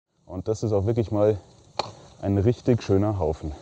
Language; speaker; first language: German; native; German